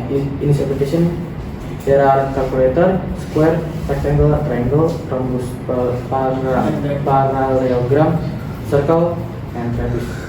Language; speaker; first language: English; non-native, learner; Indonesian